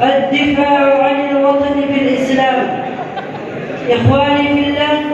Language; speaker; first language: Arabic; non-native, learner; Urdu